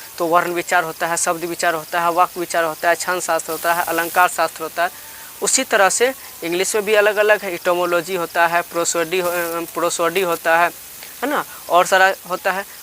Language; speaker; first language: Hindi; native; Hindi